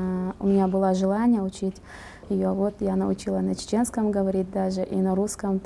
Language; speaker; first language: Russian; non-native, fluent; Uzbek